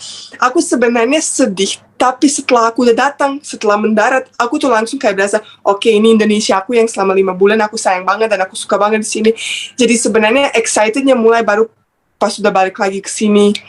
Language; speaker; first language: Indonesian; non-native, fluent; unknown